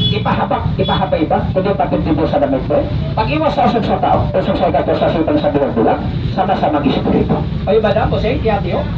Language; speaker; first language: Filipino; non-native, local second language; Cebuano